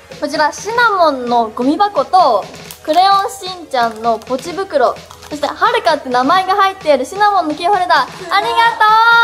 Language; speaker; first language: Japanese; native; Japanese